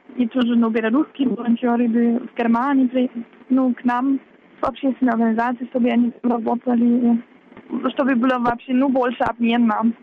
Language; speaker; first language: Russian; non-native, fluent; German